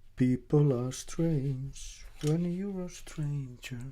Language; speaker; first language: English; non-native, fluent; Finnish